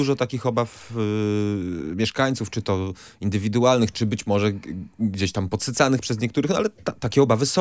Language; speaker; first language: Polish; native; Polish